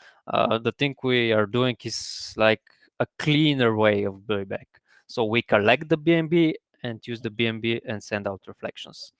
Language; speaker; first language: English; non-native, fluent; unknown